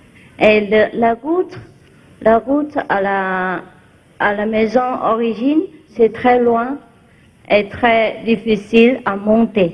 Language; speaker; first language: French; non-native, fluent; Vietnamese